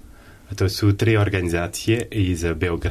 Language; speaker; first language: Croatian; non-native, learner; French